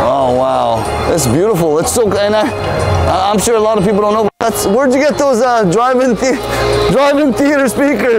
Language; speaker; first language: English; early bilingual, other home language; Korean